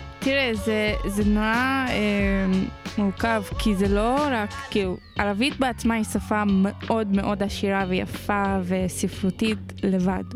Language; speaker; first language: Hebrew; non-native, local second language; Arabic